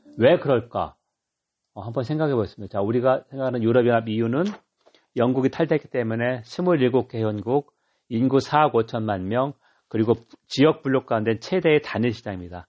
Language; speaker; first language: Korean; native; Korean